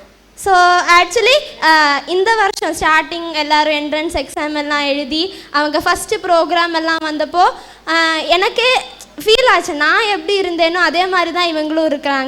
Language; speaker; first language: Tamil; non-native, local second language; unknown